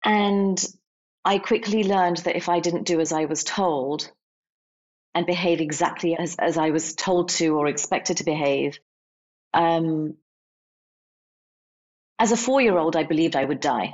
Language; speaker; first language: English; native; English